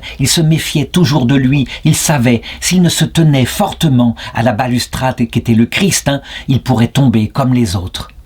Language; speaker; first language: French; native; French